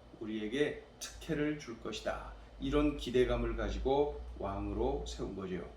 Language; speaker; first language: Korean; native; Korean